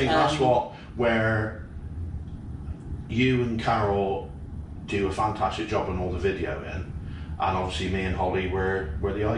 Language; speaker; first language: English; native; English